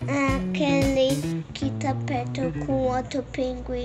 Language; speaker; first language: Portuguese; early bilingual, heritage; Portuguese